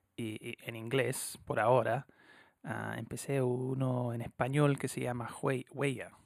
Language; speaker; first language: Spanish; early bilingual, heritage; Spanish